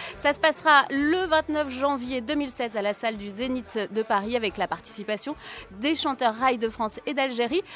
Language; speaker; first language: French; native; French